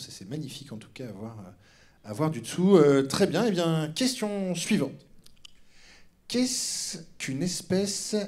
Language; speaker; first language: French; native; French